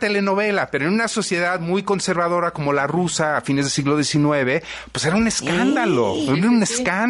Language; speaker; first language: Spanish; native; Spanish